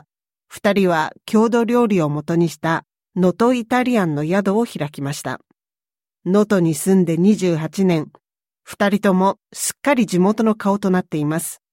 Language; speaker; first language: Japanese; native; Japanese